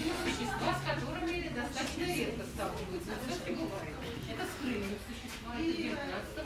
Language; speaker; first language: Russian; native; Russian